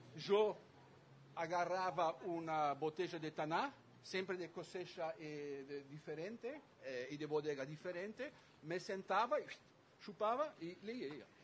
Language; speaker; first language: Spanish; non-native, fluent; Dutch